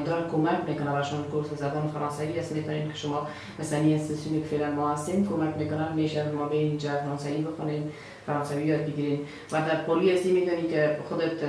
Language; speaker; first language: Persian; native; Persian